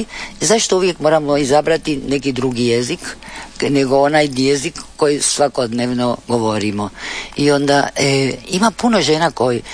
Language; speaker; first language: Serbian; early bilingual, heritage; Spanish